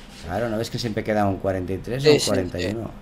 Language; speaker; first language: Spanish; native; Spanish